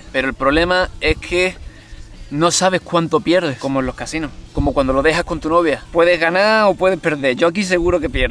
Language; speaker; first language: Spanish; native; Spanish